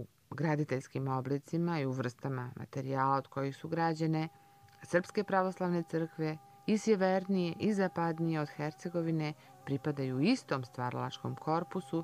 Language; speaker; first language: Croatian; native; Croatian